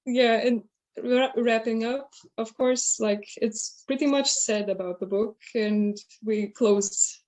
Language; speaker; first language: English; non-native, fluent; Lithuanian